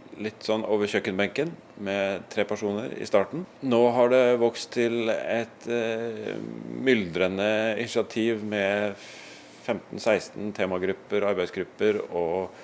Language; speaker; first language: Norwegian; native; Norwegian